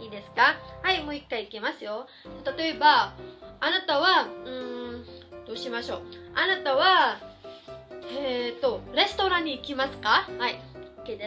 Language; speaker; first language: Japanese; non-native, fluent; Filipino